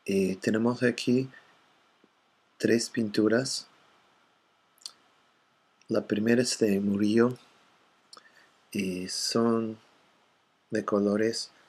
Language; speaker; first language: Spanish; non-native, fluent; English